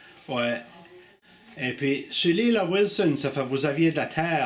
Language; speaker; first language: French; native; French